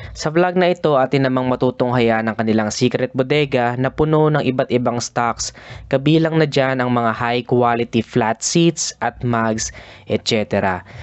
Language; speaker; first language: Filipino; native; Filipino